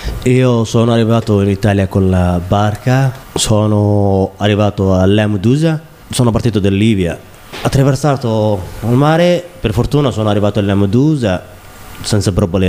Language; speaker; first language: Italian; non-native, learner; Somali